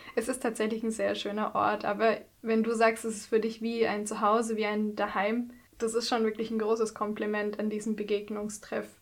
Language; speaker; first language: German; native; German